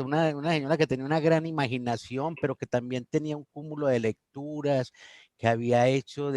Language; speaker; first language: Spanish; native; Spanish